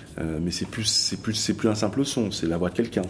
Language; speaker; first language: French; native; French